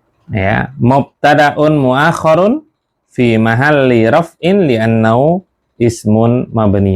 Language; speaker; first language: Arabic; non-native, fluent; Indonesian